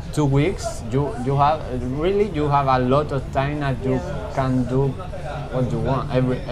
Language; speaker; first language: English; non-native, learner; Spanish